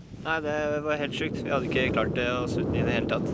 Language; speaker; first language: Norwegian; native; Norwegian